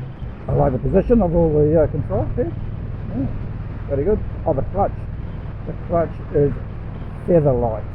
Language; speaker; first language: English; native; English